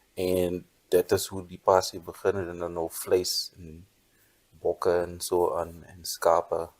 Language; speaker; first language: Afrikaans; non-native, local second language; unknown